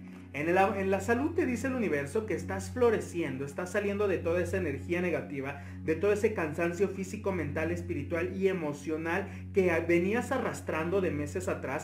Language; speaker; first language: Spanish; native; Spanish